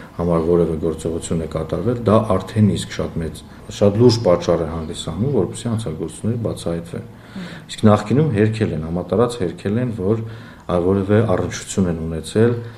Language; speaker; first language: Armenian; native; Armenian